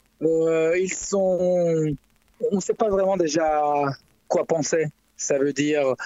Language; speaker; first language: French; non-native, learner; Hebrew